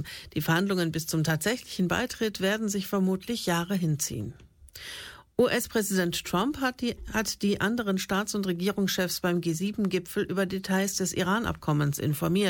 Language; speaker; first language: German; native; German